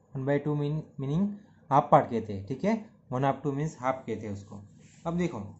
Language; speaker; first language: Hindi; non-native, local second language; Gujarati